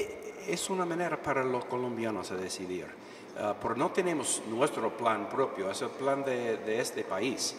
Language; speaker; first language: Spanish; non-native, fluent; English